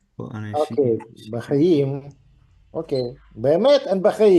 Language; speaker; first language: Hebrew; non-native, learner; English